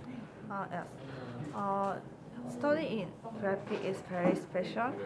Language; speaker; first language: English; non-native, learner; Korean